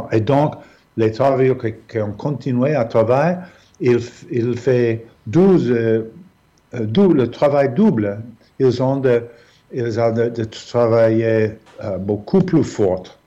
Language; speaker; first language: French; non-native, fluent; English